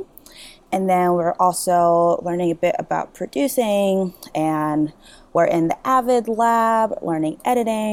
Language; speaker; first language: English; native; English